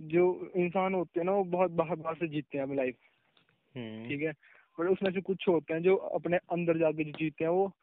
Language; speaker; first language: Hindi; native; Hindi